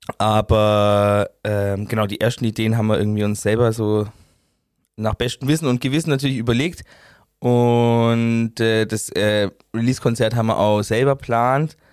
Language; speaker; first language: German; native; German